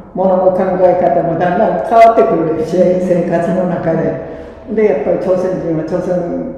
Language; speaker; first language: Japanese; early bilingual, other home language; Korean